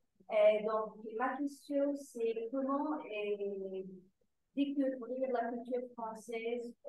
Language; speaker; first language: French; non-native, fluent; Arabic